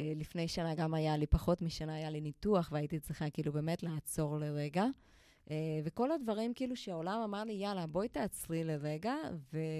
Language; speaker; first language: Hebrew; non-native, fluent; Spanish